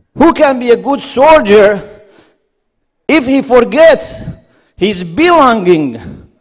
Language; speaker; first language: English; non-native, fluent; Persian